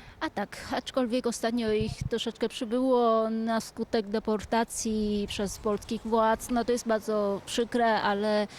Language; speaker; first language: Polish; non-native, fluent; Vietnamese